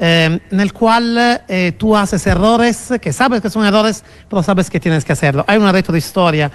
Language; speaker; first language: Spanish; non-native, fluent; Italian